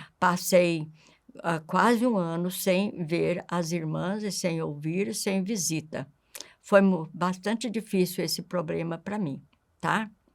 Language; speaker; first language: Portuguese; native; Portuguese